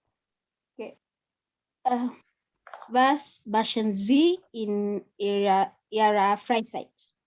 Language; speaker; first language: German; non-native, learner; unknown